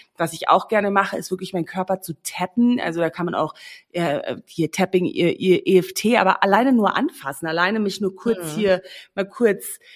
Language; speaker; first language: German; non-native, fluent; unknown